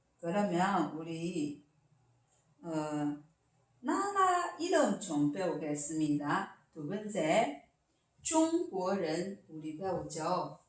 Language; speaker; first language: Korean; non-native, learner; Chinese